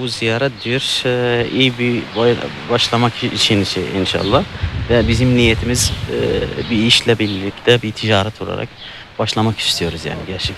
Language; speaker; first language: Turkish; non-native, learner; Arabic